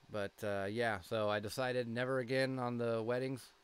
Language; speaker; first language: English; native; English